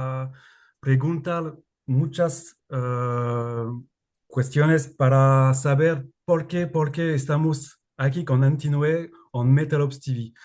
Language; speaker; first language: Spanish; non-native, learner; French